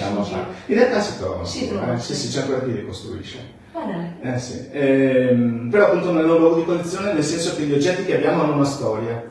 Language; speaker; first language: Italian; native; Italian